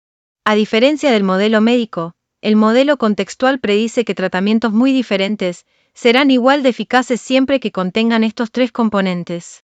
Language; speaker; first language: Spanish; native; Spanish